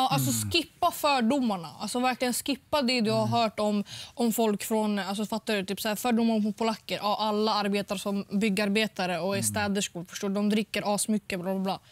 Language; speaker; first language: Swedish; early bilingual, other home language; Polish